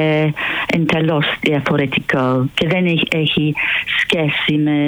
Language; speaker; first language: Greek; non-native, fluent; English